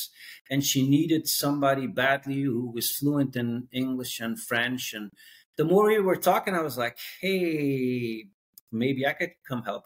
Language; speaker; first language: English; non-native, fluent; Dutch